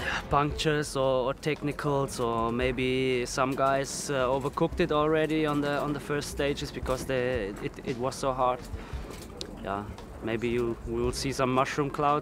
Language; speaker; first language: English; non-native, fluent; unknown